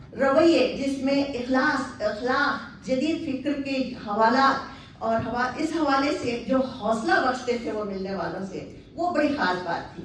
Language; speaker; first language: Urdu; native; Urdu